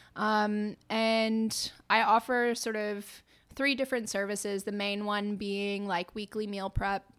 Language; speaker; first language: English; native; English